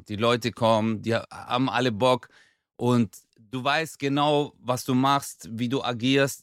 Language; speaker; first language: German; early bilingual, other home language; Turkish